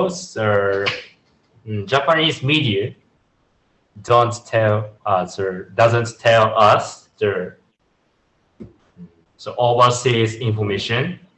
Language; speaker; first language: English; non-native, learner; Japanese